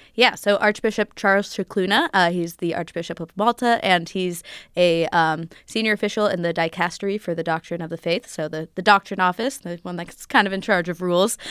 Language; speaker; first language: English; native; English